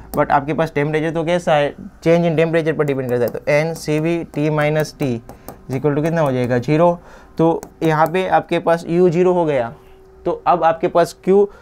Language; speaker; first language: Hindi; non-native, local second language; Gujarati